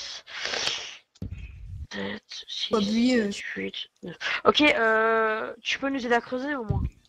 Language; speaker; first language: French; native; French